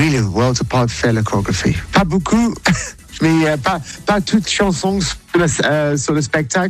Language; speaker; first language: French; non-native, learner; English